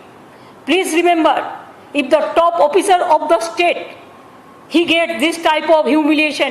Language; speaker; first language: English; non-native, local second language; Bangla